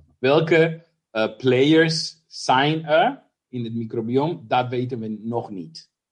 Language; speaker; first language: Dutch; non-native, fluent; Spanish